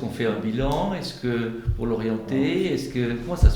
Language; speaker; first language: French; native; French